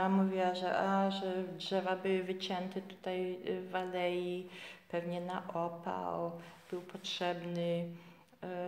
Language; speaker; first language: Polish; early bilingual, heritage; Polish